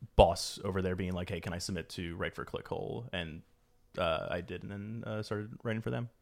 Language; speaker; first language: English; native; English